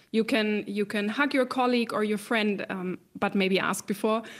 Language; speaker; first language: English; non-native, fluent; German